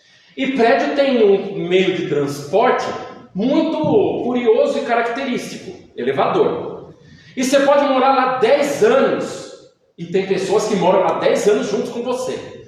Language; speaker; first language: Portuguese; native; Portuguese